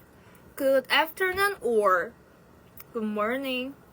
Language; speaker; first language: English; non-native, learner; Korean